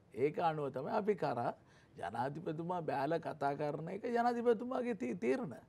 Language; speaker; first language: Sinhala; non-native, local second language; Tamil